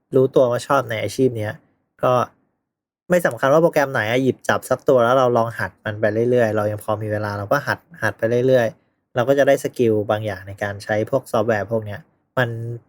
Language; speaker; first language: Thai; native; Thai